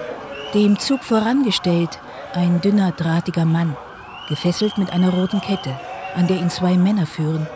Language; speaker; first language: German; native; German